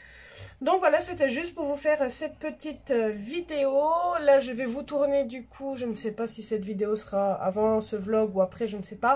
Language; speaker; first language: French; native; French